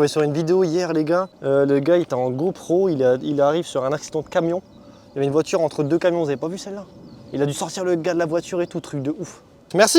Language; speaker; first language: French; native; French